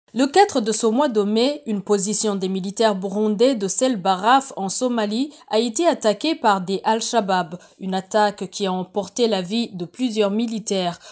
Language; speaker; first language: French; non-native, local second language; Rundi